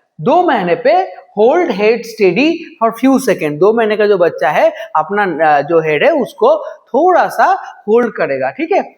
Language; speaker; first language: Hindi; non-native, local second language; Bangla